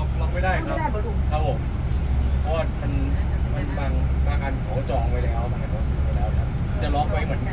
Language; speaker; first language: Thai; native; Thai